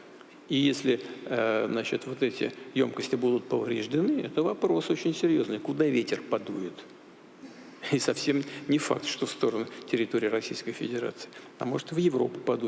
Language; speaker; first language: Russian; native; Russian